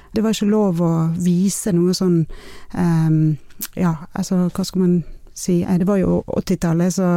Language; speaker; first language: Norwegian; non-native, fluent; Persian